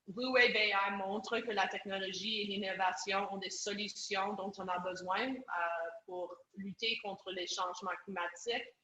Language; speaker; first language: French; non-native, local second language; English